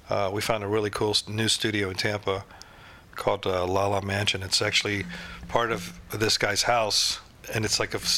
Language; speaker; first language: English; native; English